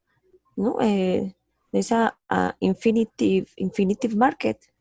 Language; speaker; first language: English; non-native, learner; Spanish